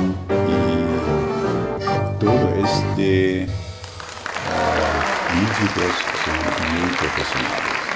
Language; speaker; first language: Spanish; non-native, learner; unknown